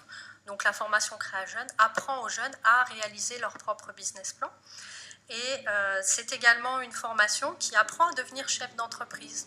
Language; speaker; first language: French; native; French